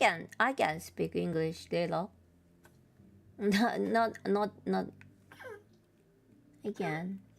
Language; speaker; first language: English; non-native, learner; Japanese